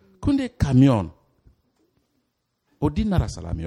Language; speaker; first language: Korean; non-native, learner; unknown